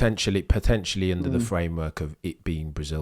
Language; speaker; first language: English; native; English